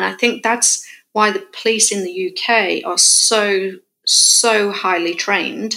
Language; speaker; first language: English; native; English